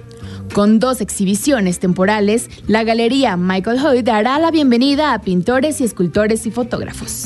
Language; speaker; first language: Spanish; native; Spanish